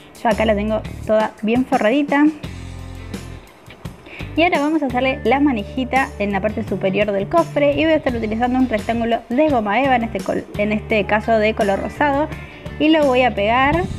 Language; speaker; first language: Spanish; native; Spanish